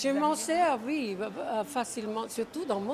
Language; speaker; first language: French; non-native, fluent; Czech